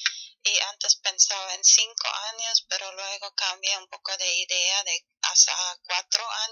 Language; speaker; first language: Spanish; non-native, fluent; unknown